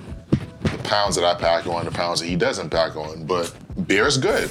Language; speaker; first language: English; native; English